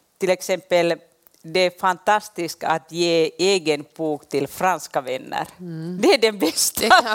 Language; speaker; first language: Swedish; non-native, local second language; Finnish